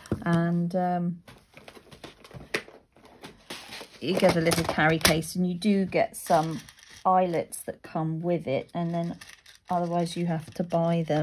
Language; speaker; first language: English; native; English